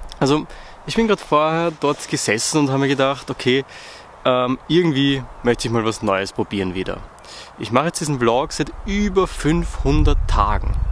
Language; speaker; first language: German; native; German